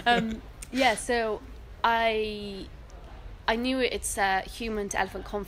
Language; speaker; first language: English; native; English